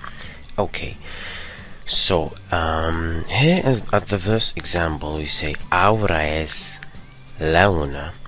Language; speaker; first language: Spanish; non-native, fluent; Arabic